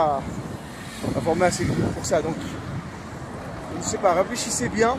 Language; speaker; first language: French; native; French